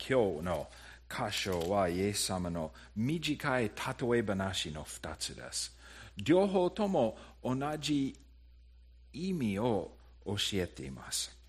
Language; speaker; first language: Japanese; non-native, fluent; English